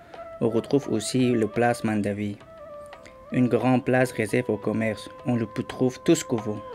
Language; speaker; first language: French; non-native, learner; Persian